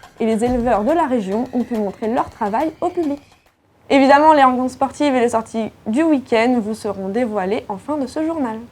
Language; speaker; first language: French; native; French